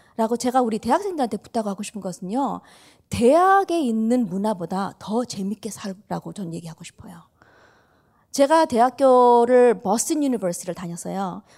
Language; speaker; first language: Korean; early bilingual, heritage; Korean